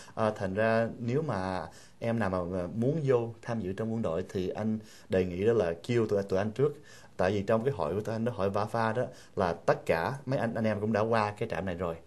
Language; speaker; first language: Vietnamese; early bilingual, heritage; Vietnamese